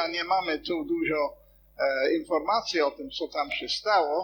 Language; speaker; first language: Polish; non-native, fluent; English